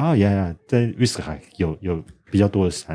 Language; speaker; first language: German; non-native, learner; Chinese